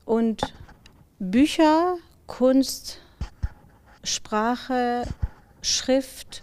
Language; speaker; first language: German; non-native, fluent; Persian